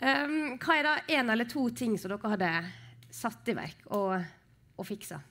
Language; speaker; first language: Norwegian; native; Norwegian